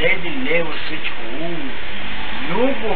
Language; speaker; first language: Bulgarian; non-native, learner; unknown